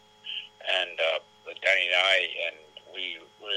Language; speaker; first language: English; non-native, learner; Amharic